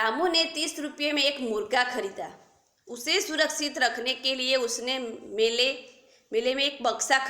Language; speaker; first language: Hindi; non-native, local second language; Gujarati